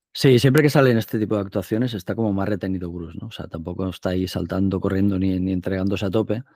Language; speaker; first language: Spanish; native; Spanish